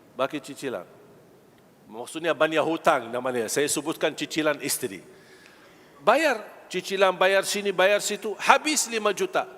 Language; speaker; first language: Malay; non-native, fluent; Arabic